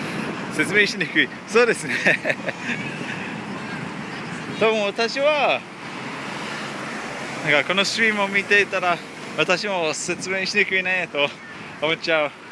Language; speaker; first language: Japanese; non-native, learner; English